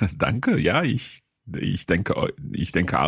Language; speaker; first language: German; non-native, learner; English